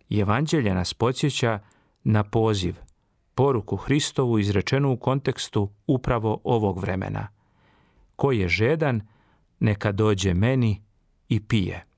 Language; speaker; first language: Serbian; native; Serbian